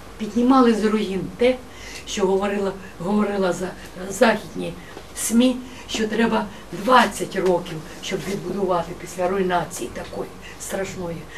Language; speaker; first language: Ukrainian; native; Ukrainian